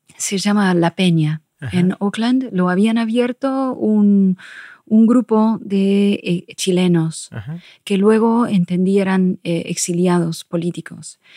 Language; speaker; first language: Spanish; non-native, fluent; English